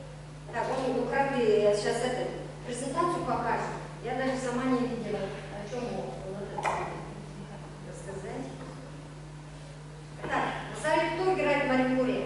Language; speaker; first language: Russian; non-native, fluent; Mongolian